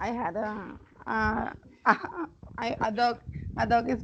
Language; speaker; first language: English; non-native, learner; Spanish